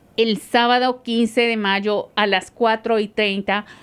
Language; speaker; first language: Spanish; native; Spanish